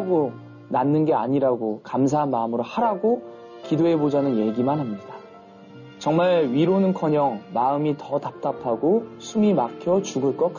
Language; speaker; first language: Korean; native; Korean